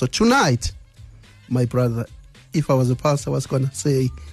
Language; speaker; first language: English; non-native, local second language; Zulu